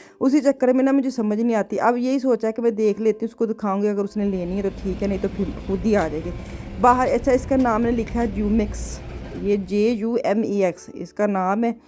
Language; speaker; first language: Urdu; non-native, local second language; Punjabi